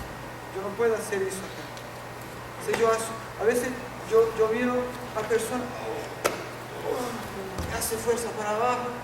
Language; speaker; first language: Spanish; non-native, learner; Portuguese